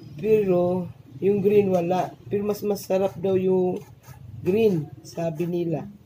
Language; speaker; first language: Filipino; non-native, local second language; Cebuano